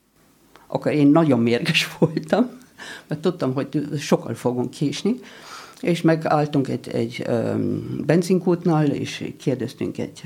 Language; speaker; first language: Hungarian; non-native, learner; German